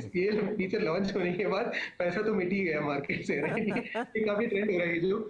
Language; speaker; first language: Hindi; non-native, local second language; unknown